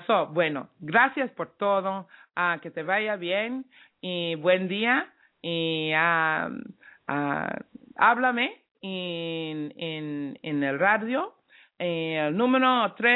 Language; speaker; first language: Spanish; non-native, learner; English